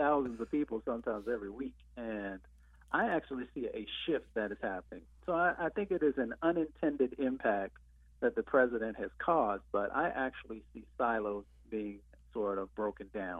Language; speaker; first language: English; native; English